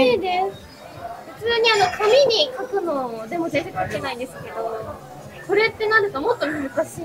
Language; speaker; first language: Japanese; native; Japanese